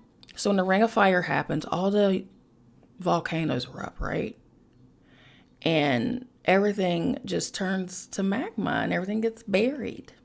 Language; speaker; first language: English; native; English